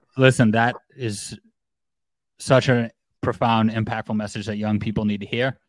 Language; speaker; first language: English; native; English